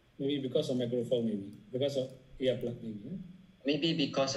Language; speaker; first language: English; non-native, learner; Vietnamese